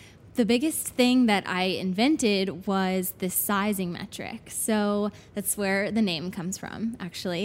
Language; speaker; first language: English; native; English